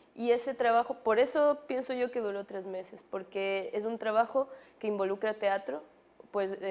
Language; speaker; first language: Spanish; native; Spanish